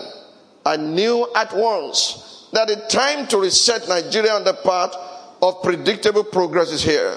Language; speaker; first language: English; non-native, local second language; Yoruba